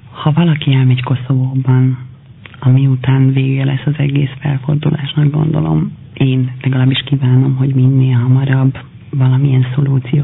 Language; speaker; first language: Hungarian; non-native, fluent; Albanian